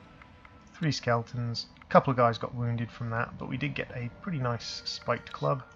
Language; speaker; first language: English; native; English